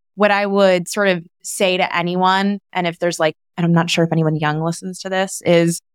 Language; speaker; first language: English; native; English